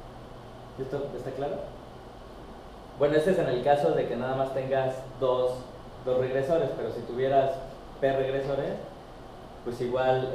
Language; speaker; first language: Spanish; native; Spanish